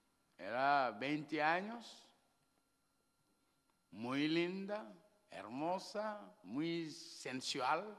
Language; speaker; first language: Spanish; non-native, learner; Wolof